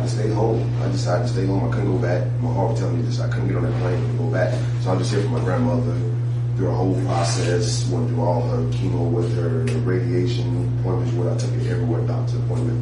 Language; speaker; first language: English; native; English